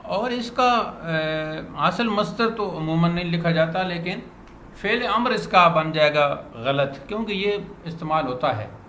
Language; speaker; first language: Urdu; non-native, local second language; Punjabi